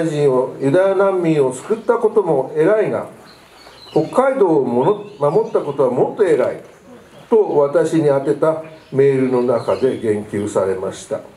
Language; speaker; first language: Japanese; native; Japanese